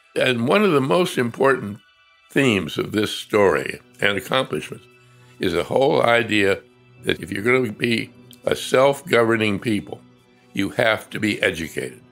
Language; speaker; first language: English; native; English